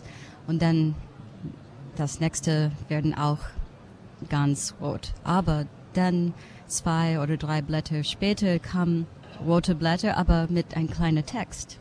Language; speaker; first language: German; non-native, fluent; English